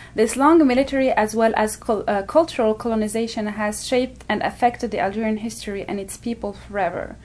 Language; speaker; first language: English; non-native, fluent; Arabic